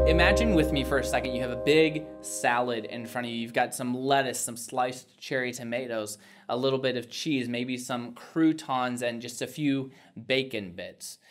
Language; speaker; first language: English; native; English